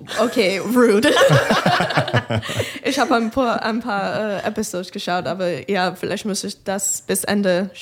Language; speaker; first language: German; non-native, fluent; English